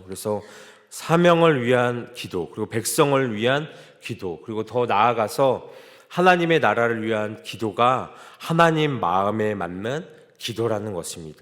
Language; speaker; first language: Korean; native; Korean